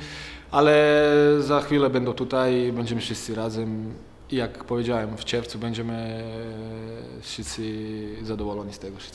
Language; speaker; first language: Polish; non-native, fluent; Croatian